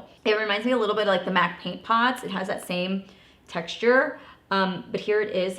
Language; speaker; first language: English; native; English